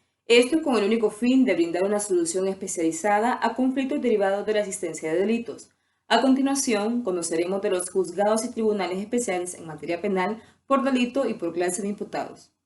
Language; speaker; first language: Spanish; native; Spanish